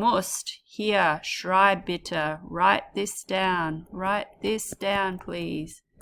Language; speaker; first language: German; non-native, learner; English